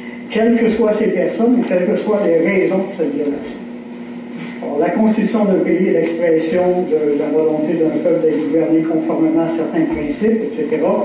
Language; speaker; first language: French; native; French